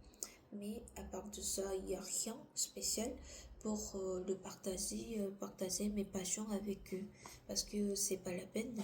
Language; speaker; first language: French; non-native, learner; Korean